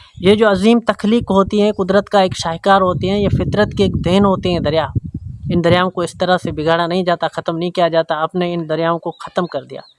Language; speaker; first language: Urdu; non-native, local second language; Sindhi